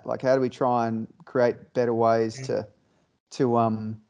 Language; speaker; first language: English; native; English